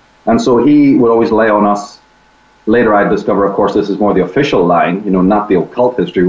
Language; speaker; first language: English; native; English